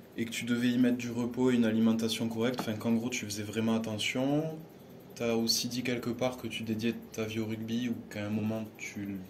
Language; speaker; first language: French; native; French